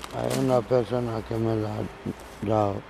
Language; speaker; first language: Spanish; non-native, learner; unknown